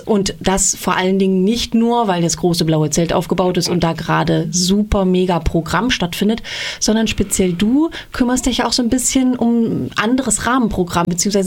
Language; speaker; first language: German; native; German